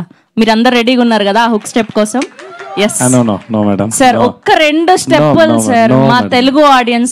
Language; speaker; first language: Telugu; native; Telugu